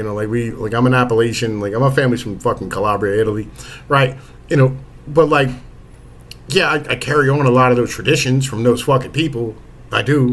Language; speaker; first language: English; native; English